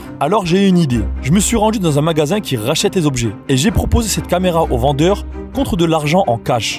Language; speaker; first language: French; native; French